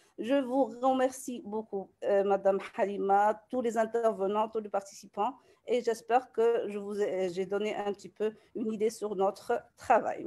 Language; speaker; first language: French; non-native, local second language; Arabic